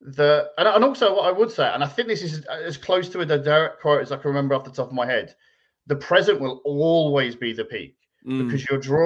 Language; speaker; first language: English; native; English